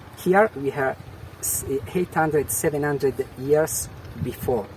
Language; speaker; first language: English; non-native, fluent; Italian